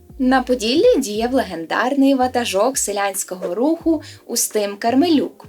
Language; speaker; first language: Ukrainian; native; Ukrainian